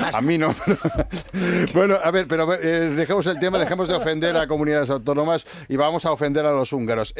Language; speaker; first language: Spanish; native; Spanish